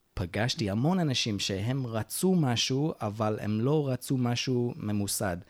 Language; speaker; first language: Hebrew; non-native, fluent; English